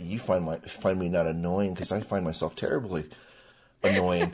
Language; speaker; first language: English; non-native, local second language; Chinese